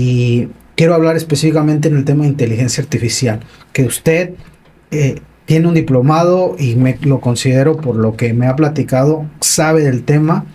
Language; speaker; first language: Spanish; native; Spanish